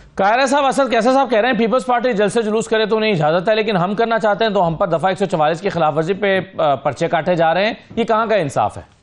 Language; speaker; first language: Urdu; non-native, local second language; Punjabi